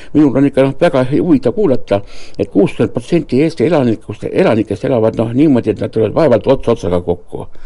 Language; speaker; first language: Estonian; native; Estonian